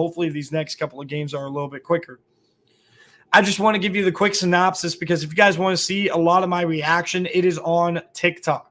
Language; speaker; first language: English; native; English